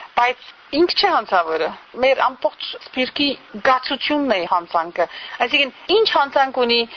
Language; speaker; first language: Armenian; early bilingual, heritage; Armenian